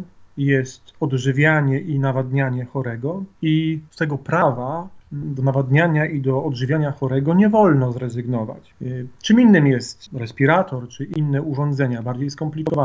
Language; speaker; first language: Polish; native; Polish